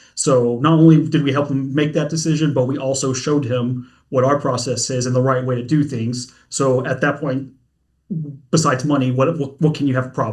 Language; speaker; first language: English; native; English